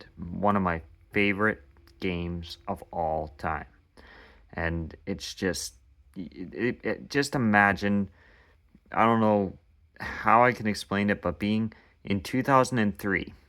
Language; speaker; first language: English; native; English